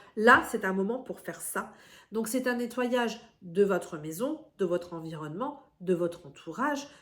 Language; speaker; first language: French; native; French